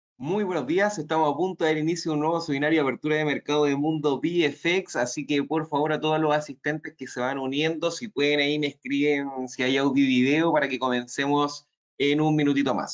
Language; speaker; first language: Spanish; native; Spanish